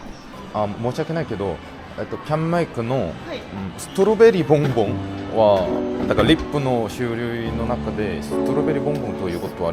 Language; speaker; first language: Japanese; non-native, learner; Korean